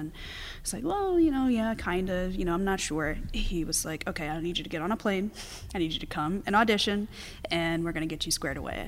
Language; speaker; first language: English; native; English